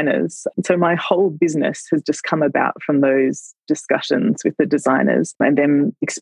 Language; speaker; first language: English; native; English